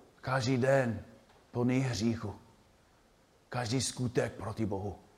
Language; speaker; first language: Czech; non-native, fluent; English